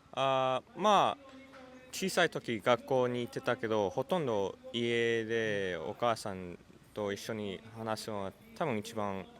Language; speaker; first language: Japanese; early bilingual, heritage; Japanese